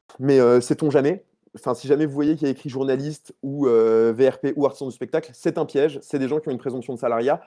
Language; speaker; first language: French; native; French